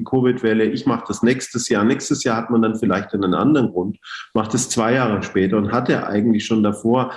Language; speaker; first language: German; native; German